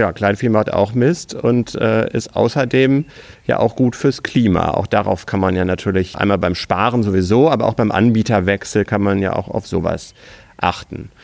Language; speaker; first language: German; native; German